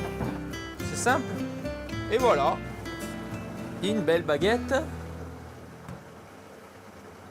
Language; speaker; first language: French; non-native, local second language; German